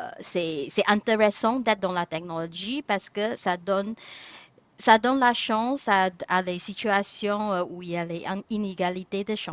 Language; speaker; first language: French; non-native, fluent; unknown